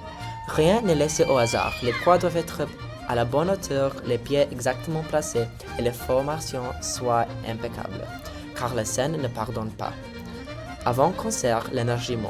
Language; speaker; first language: French; native; French